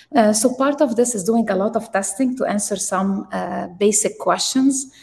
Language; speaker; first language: English; non-native, fluent; Arabic